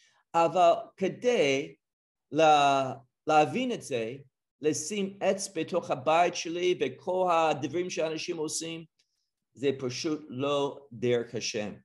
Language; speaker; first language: Hebrew; non-native, fluent; English